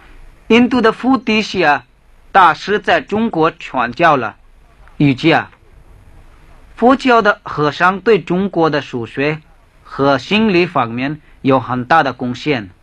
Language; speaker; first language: Chinese; non-native, fluent; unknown